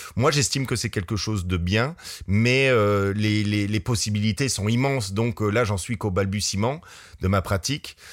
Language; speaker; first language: French; native; French